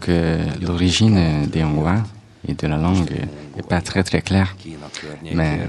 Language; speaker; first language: French; non-native, fluent; Hungarian